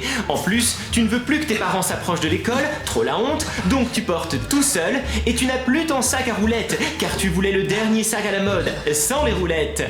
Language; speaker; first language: French; native; French